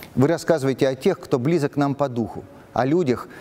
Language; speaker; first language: Russian; native; Russian